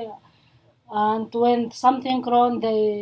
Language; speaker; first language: English; non-native, learner; Arabic